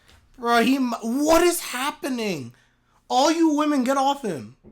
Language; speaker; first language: English; native; English